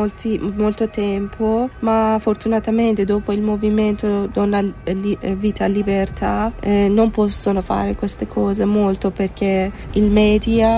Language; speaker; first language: Italian; non-native, fluent; Persian